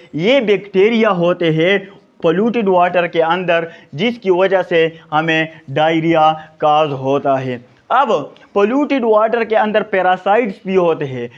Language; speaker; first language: Urdu; non-native, local second language; Pashto